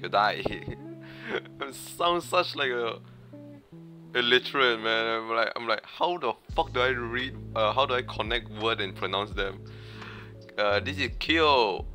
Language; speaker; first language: English; non-native, learner; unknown